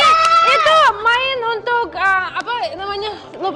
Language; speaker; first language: Indonesian; non-native, learner; Russian